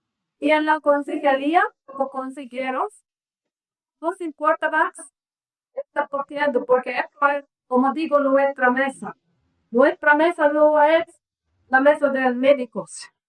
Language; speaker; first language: Spanish; non-native, learner; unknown